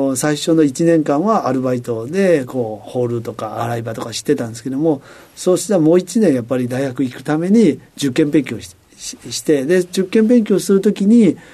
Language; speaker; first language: Japanese; non-native, fluent; Chinese